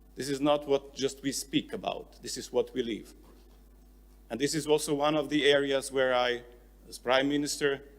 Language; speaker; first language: English; non-native, fluent; Slovenian